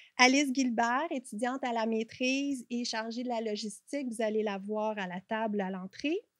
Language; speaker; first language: French; native; French